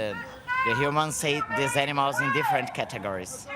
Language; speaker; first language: English; non-native, learner; Portuguese